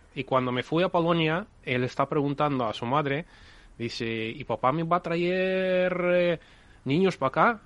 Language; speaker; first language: Spanish; non-native, learner; Ukrainian